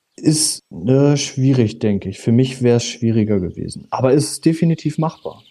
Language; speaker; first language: German; native; German